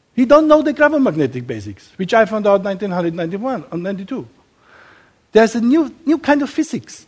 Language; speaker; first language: English; non-native, learner; German